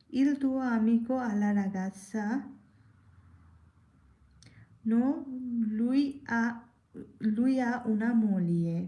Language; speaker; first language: Italian; non-native, fluent; Bangla